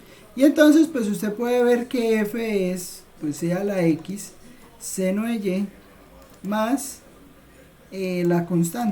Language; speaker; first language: Spanish; native; Spanish